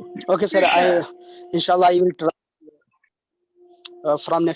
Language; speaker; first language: English; non-native, learner; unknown